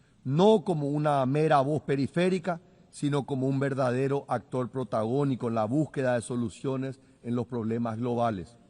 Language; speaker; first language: Spanish; native; Spanish